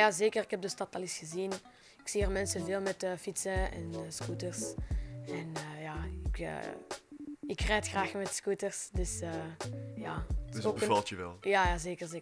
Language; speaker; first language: Dutch; non-native, local second language; French